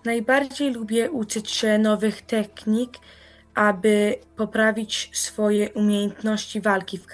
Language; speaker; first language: Polish; early bilingual, heritage; Polish